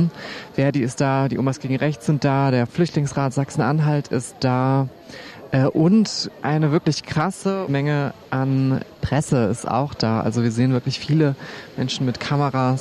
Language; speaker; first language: German; native; German